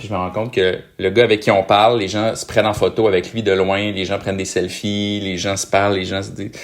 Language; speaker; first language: French; native; French